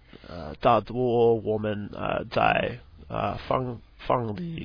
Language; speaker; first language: Chinese; non-native, learner; English